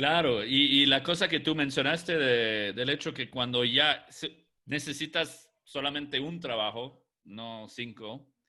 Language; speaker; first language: Spanish; non-native, fluent; English